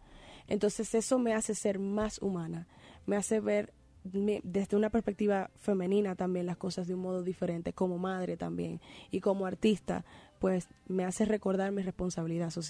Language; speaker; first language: Spanish; native; Spanish